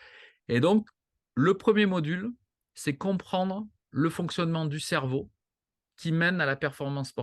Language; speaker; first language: French; native; French